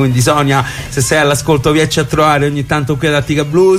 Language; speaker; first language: Italian; native; Italian